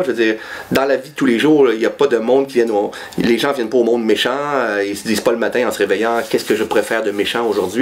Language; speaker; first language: French; native; French